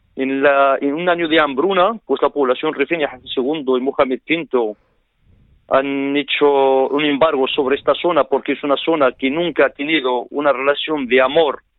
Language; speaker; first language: Spanish; non-native, fluent; Riffian